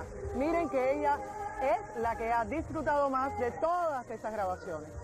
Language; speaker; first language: Spanish; native; Spanish